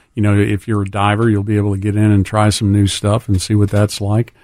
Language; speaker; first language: English; native; English